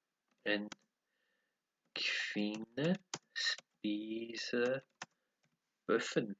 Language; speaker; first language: Danish; non-native, learner; English